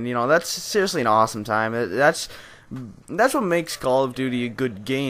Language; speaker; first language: English; native; English